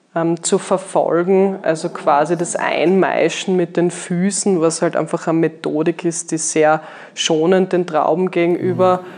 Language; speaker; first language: German; native; German